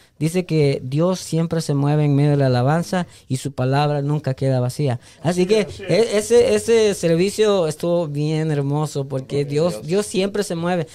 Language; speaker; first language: Spanish; native; Spanish